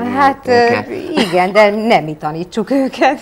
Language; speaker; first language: Hungarian; non-native, fluent; English